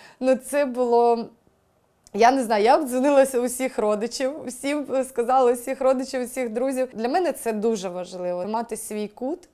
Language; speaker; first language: Ukrainian; non-native, local second language; Russian